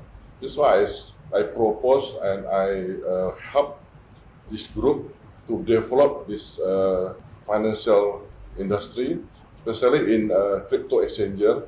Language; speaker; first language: English; non-native, fluent; Indonesian